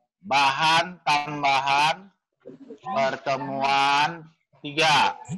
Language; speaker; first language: Indonesian; native; Indonesian